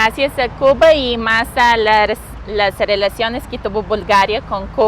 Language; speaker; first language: Spanish; non-native, fluent; Bulgarian